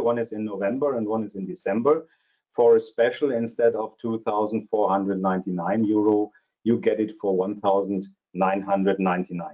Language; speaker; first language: English; non-native, fluent; German